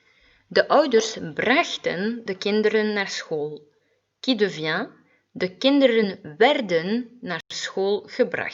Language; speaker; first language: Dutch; non-native, fluent; French